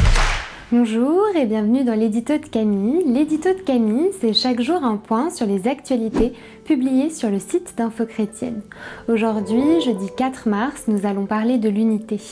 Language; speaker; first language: French; native; French